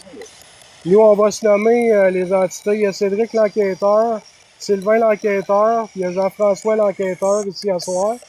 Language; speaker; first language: French; native; French